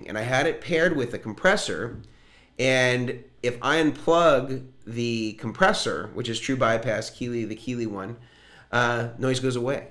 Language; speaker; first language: English; native; English